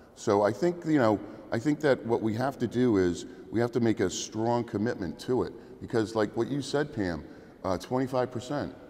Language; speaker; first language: English; native; English